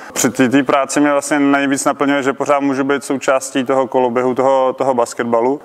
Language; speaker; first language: Czech; native; Czech